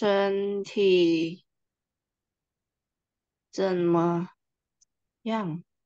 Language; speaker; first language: Chinese; non-native, fluent; Indonesian